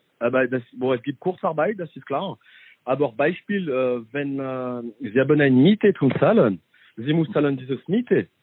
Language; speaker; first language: German; non-native, learner; French